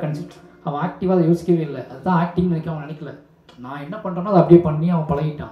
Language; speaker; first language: Tamil; native; Tamil